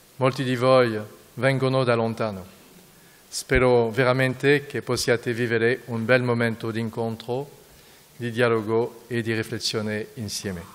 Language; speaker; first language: Italian; non-native, fluent; French